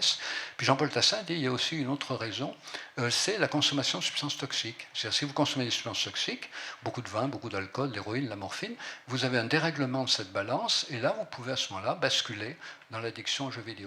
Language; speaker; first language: French; native; French